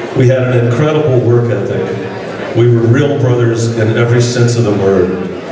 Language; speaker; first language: English; native; English